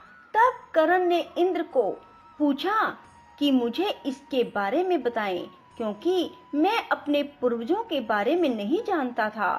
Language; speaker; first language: Hindi; native; Hindi